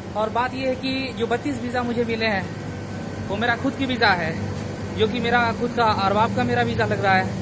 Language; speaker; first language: Hindi; native; Hindi